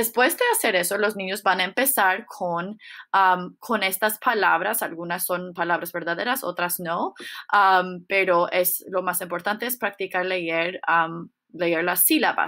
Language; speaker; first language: Spanish; non-native, fluent; English